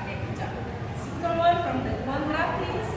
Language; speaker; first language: English; non-native, fluent; Indonesian